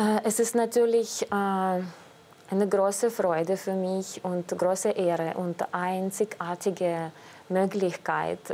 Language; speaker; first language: German; non-native, fluent; Russian